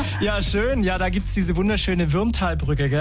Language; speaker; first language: German; native; German